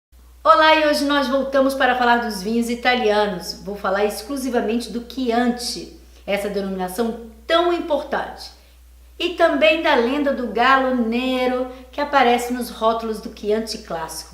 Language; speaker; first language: Portuguese; native; Portuguese